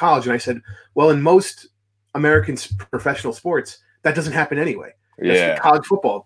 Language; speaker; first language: English; native; English